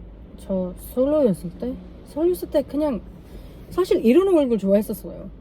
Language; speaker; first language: Korean; non-native, learner; English